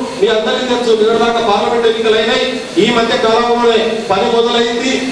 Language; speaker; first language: Telugu; non-native, local second language; Lambadi